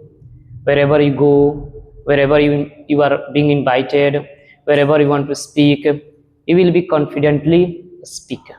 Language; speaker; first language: English; non-native, learner; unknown